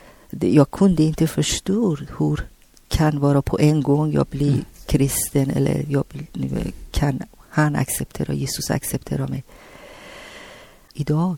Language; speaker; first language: Swedish; non-native, learner; Persian